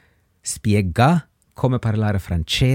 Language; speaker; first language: Italian; non-native, fluent; English